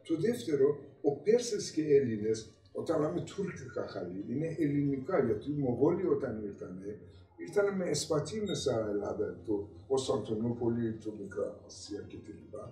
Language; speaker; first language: Greek; non-native, learner; Persian